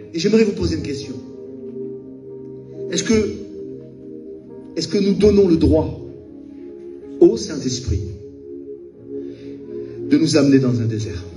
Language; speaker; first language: French; native; French